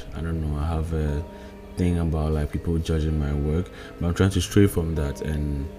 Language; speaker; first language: English; non-native, local second language; Akan